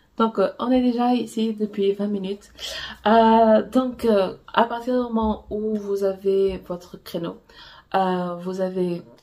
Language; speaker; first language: French; non-native, fluent; Portuguese